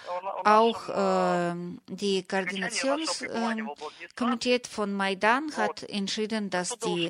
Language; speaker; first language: German; non-native, fluent; Russian